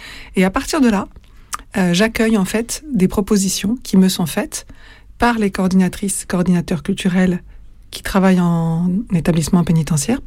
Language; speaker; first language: French; native; French